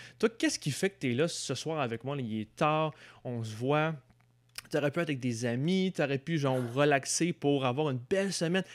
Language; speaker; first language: French; native; French